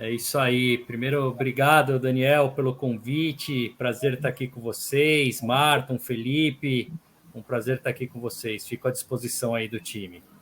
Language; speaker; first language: Portuguese; native; Portuguese